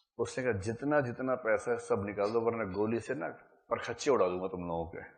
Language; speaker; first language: Hindi; native; Hindi